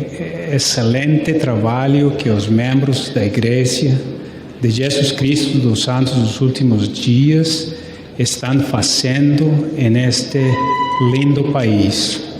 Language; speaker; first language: Portuguese; non-native, learner; Spanish